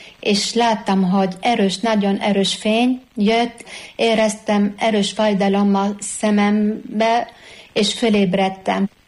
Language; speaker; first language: Hungarian; non-native, fluent; Arabic